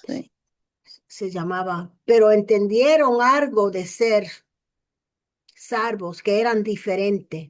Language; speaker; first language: Spanish; early bilingual, heritage; English